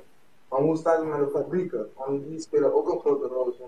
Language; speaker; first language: Dutch; non-native, local second language; Papiamento